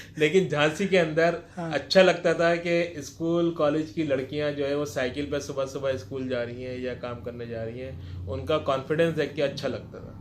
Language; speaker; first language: Urdu; native; Urdu